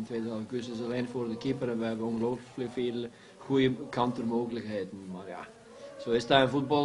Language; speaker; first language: Dutch; non-native, fluent; Icelandic